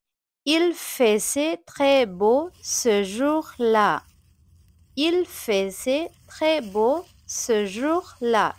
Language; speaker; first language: French; non-native, fluent; Tamil